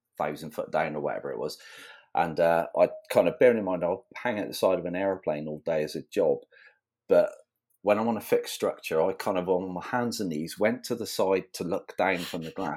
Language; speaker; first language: English; native; English